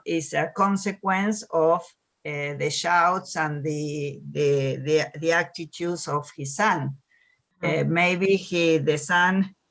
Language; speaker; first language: English; non-native, learner; Spanish